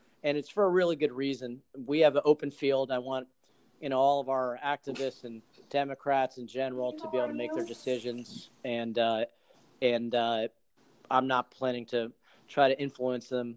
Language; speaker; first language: English; native; English